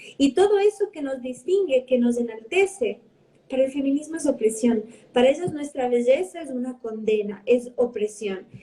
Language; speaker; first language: Spanish; early bilingual, heritage; Spanish